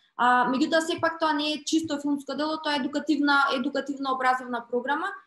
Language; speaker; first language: Macedonian; native; Macedonian